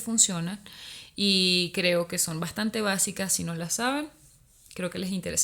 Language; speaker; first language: Spanish; native; Spanish